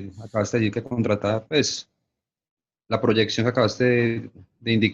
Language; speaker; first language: Spanish; native; Spanish